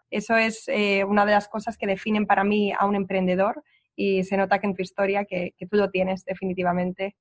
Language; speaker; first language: Spanish; native; Spanish